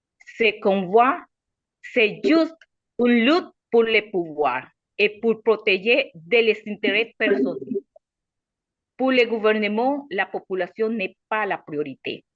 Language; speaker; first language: French; non-native, learner; Spanish